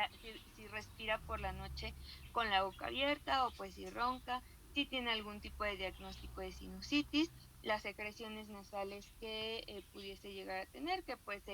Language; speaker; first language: Spanish; native; Spanish